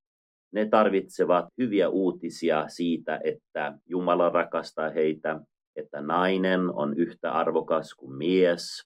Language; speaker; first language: Finnish; non-native, fluent; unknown